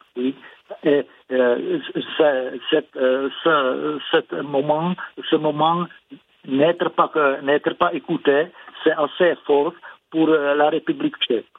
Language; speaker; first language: French; non-native, fluent; Czech